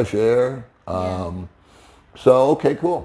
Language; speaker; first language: English; native; English